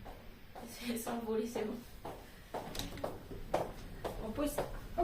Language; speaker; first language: French; non-native, learner; Filipino